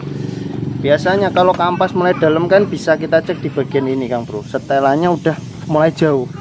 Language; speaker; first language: Indonesian; native; Indonesian